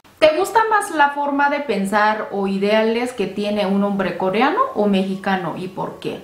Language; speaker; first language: Spanish; non-native, fluent; Korean